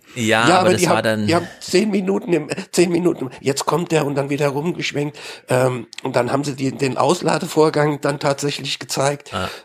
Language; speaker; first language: German; native; German